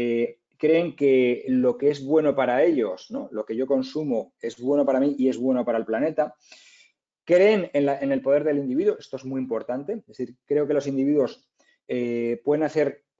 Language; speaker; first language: Spanish; native; Spanish